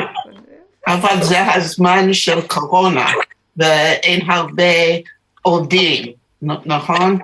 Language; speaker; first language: Hebrew; non-native, learner; English